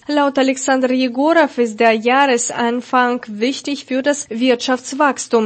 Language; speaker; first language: German; non-native, fluent; Russian